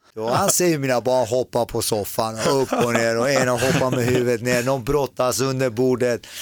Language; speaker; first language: Swedish; early bilingual, other home language; Persian